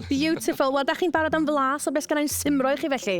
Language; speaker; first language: Welsh; native; Welsh